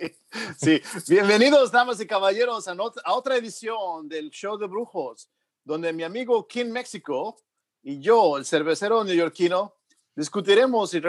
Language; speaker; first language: Spanish; early bilingual, heritage; Spanish